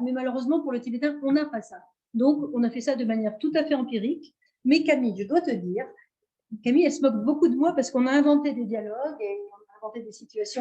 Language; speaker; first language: French; native; French